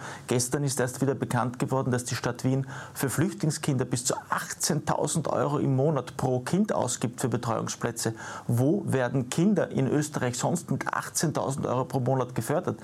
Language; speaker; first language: German; native; German